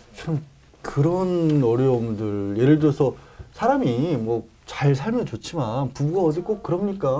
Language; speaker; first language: Korean; native; Korean